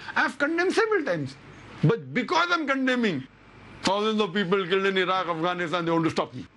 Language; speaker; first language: English; non-native, local second language; Urdu